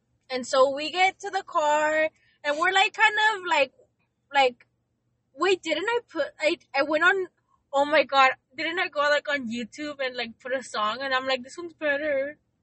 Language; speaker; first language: English; early bilingual, other home language; Spanish